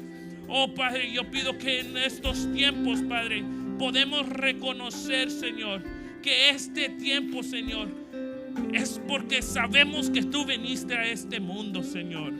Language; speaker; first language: Spanish; early bilingual, heritage; Spanish